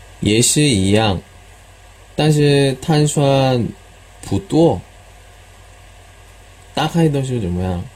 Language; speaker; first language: Chinese; non-native, learner; Korean